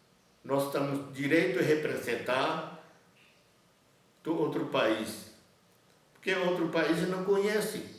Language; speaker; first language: Portuguese; non-native, local second language; Yanomámi